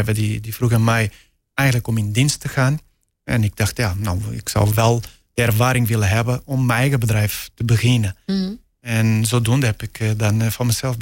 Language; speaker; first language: Dutch; non-native, fluent; Portuguese